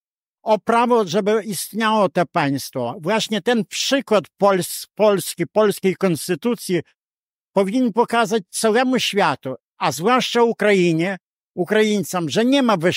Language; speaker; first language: Polish; early bilingual, heritage; Polish